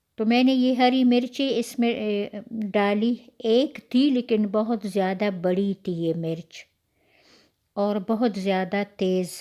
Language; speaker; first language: Urdu; non-native, local second language; Pashto